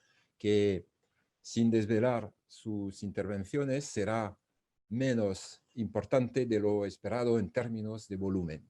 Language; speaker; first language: Spanish; non-native, fluent; French